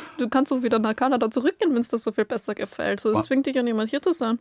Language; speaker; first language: German; native; German